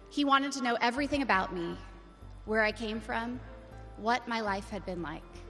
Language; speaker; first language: English; native; English